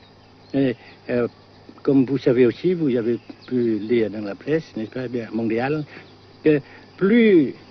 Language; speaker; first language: French; non-native, local second language; Vietnamese